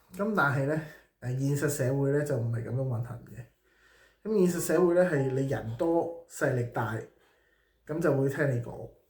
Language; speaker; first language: Cantonese; native; Cantonese